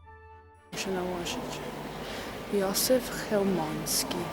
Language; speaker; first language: Polish; early bilingual, heritage; English